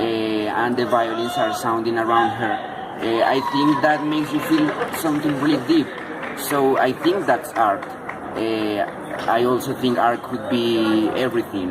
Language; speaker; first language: English; non-native, learner; Spanish